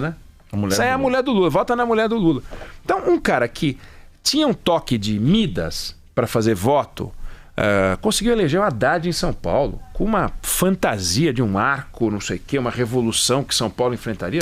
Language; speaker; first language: Portuguese; native; Portuguese